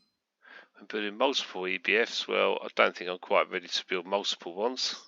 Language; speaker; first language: English; native; English